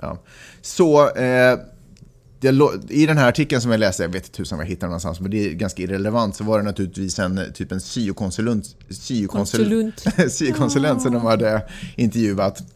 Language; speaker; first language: Swedish; native; Swedish